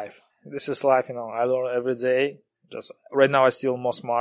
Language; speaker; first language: English; non-native, learner; Kazakh